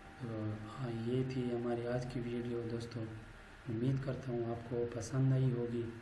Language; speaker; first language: Urdu; native; Urdu